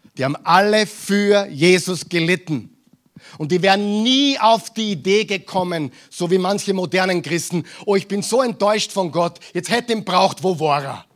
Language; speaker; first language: German; non-native, fluent; English